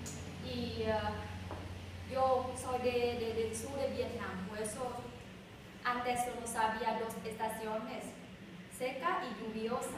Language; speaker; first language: Spanish; non-native, learner; Vietnamese